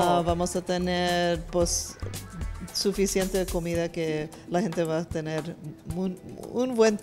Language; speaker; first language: Spanish; early bilingual, heritage; English